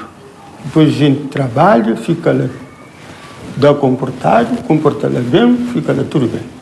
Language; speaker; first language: Portuguese; non-native, local second language; Kabuverdianu